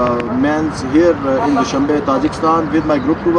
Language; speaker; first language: English; non-native, learner; Urdu